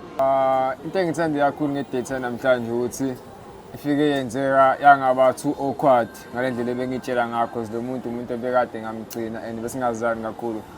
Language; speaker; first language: Zulu; native; Zulu